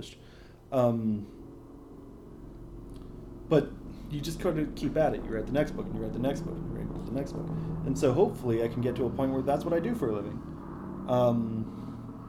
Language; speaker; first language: English; native; English